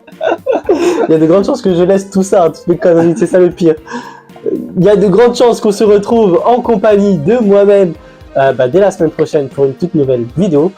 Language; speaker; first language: French; native; French